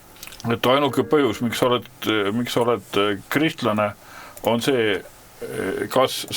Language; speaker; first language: Estonian; native; Estonian